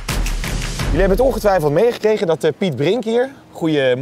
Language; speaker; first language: Dutch; native; Dutch